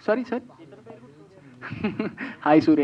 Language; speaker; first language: Telugu; native; Telugu